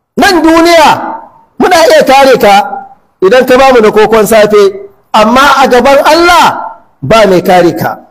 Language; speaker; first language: Hausa; native; Hausa